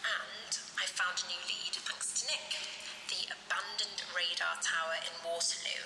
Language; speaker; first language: English; native; English